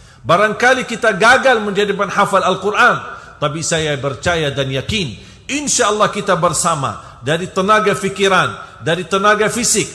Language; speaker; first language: Malay; non-native, fluent; Arabic